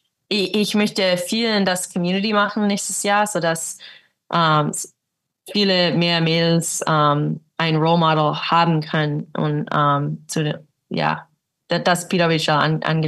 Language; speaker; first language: German; early bilingual, heritage; English